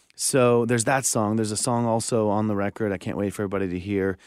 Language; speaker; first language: English; native; English